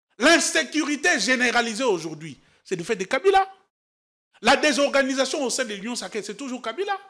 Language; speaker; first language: French; native; French